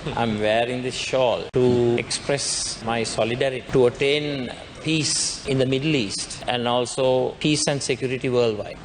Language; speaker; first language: English; non-native, local second language; Sinhala